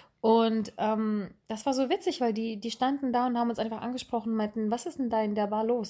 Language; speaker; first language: German; native; German